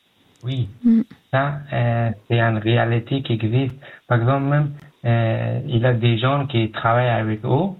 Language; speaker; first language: French; non-native, learner; Pashto